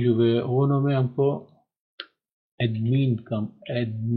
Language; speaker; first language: French; non-native, learner; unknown